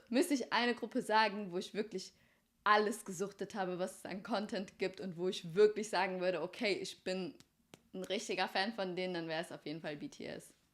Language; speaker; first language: German; early bilingual, other home language; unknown